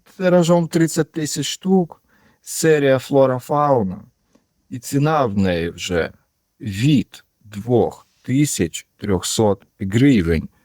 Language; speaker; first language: Ukrainian; non-native, local second language; Russian